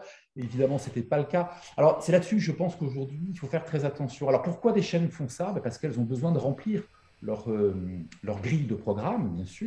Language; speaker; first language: French; native; French